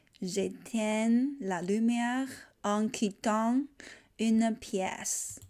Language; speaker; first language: French; non-native, learner; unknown